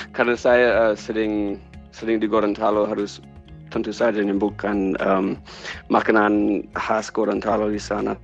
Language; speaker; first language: Indonesian; non-native, fluent; English